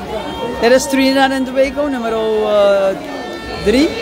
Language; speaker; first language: Dutch; native; Dutch